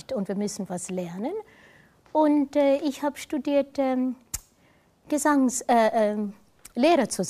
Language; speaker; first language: German; non-native, fluent; English